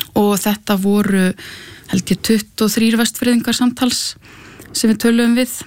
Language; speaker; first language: Icelandic; native; Icelandic